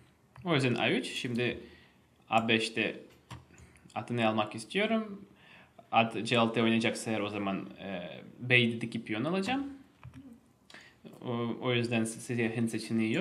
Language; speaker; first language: Turkish; non-native, fluent; Russian